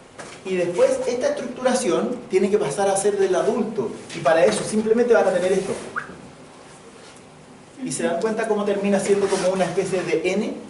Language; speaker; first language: Spanish; native; Spanish